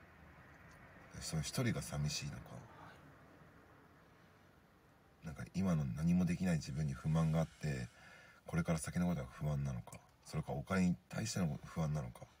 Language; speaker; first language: Japanese; native; Japanese